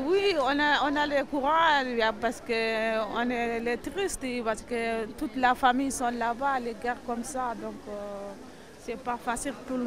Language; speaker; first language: French; non-native, learner; Bambara